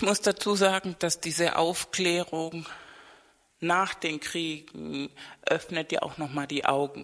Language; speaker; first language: German; non-native, fluent; Spanish